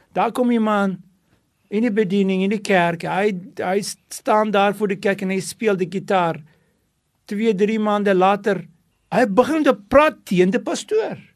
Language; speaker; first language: Afrikaans; non-native, local second language; English